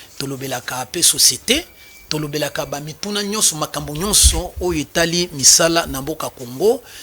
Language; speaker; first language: Lingala; native; Lingala